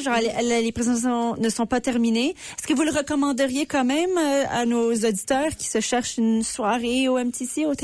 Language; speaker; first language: French; native; French